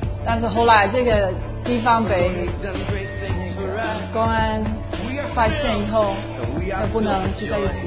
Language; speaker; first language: Chinese; non-native, fluent; English